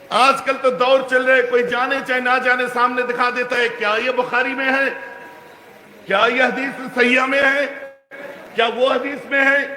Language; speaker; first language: Urdu; non-native, local second language; Bangla